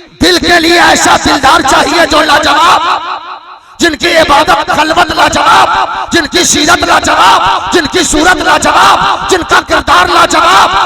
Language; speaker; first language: Hindi; non-native, local second language; Urdu